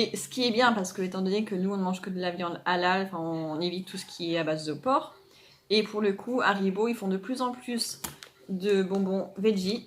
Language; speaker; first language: French; native; French